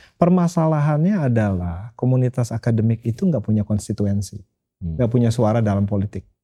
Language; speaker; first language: Indonesian; native; Indonesian